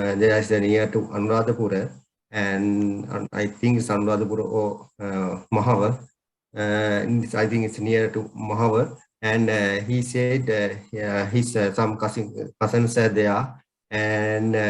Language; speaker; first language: English; non-native, learner; Sinhala